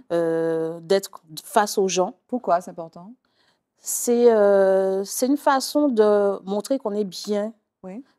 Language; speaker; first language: French; native; French